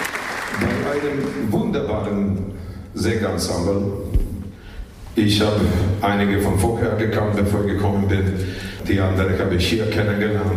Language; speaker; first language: German; non-native, fluent; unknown